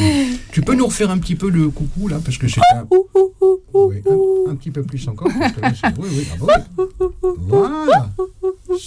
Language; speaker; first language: French; native; French